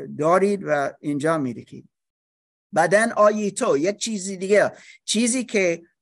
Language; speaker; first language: Persian; non-native, learner; English